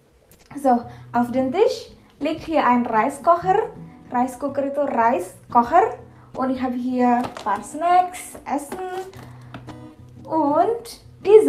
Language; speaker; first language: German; non-native, learner; Indonesian